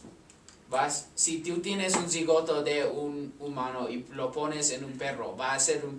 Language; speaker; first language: Spanish; non-native, learner; English